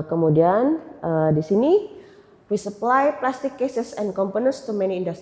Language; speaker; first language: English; non-native, fluent; Indonesian